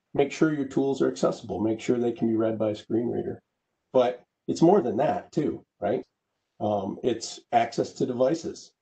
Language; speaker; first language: English; native; English